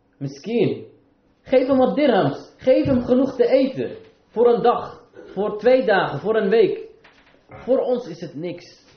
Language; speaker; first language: Dutch; early bilingual, other home language; Arabic